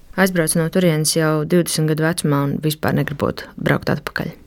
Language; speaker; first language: Latvian; native; Latvian